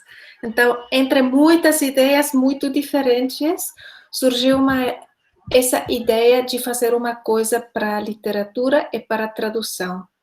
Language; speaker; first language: Portuguese; non-native, fluent; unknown